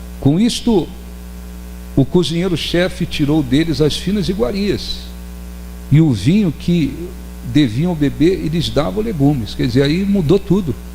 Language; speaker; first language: Portuguese; native; Portuguese